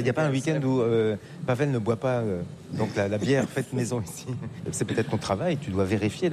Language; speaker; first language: French; native; French